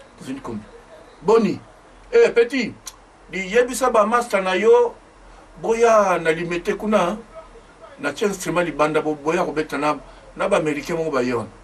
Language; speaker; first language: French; non-native, local second language; Lingala